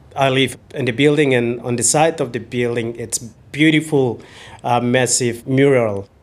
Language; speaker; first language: English; non-native, learner; Indonesian